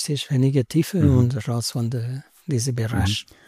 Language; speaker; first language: German; non-native, learner; Portuguese